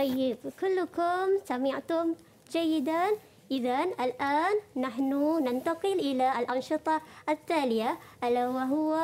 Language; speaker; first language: Arabic; non-native, fluent; Malay